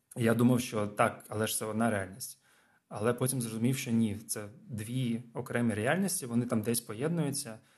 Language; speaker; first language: Ukrainian; non-native, local second language; Russian